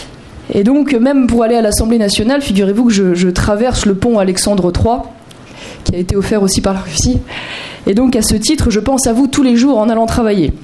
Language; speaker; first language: French; native; French